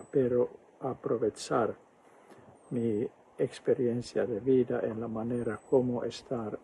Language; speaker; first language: Spanish; non-native, fluent; Finnish